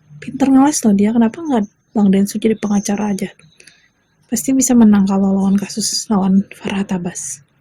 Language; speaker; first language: Indonesian; native; Indonesian